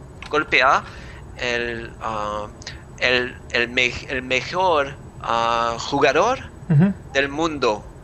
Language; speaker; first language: Spanish; non-native, learner; English